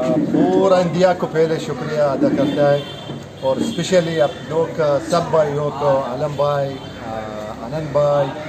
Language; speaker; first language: Hindi; non-native, learner; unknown